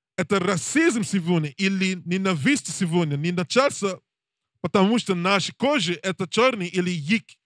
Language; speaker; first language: Russian; non-native, learner; English